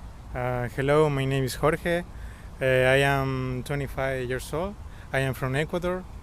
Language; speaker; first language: English; non-native, learner; Spanish